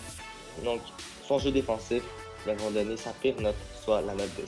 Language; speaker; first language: French; native; French